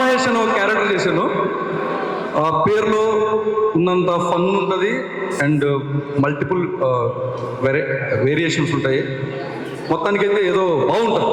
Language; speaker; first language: Telugu; native; Telugu